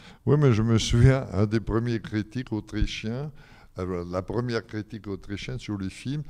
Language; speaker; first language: French; non-native, fluent; German